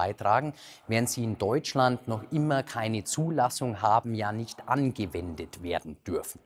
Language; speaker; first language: German; native; German